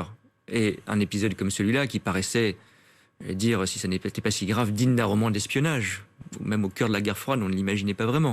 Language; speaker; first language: French; native; French